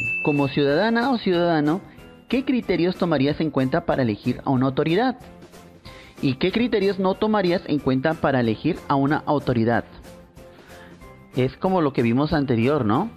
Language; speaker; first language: Spanish; native; Spanish